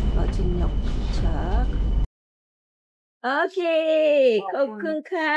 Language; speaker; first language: Korean; native; Korean